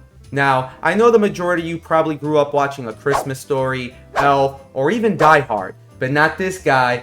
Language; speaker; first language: English; native; English